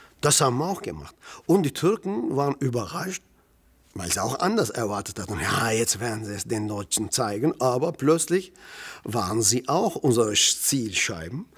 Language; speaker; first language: German; non-native, fluent; Turkish